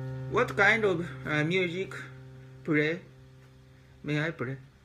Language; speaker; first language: English; non-native, learner; Japanese